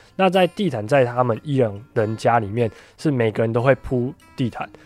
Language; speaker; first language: Chinese; native; Chinese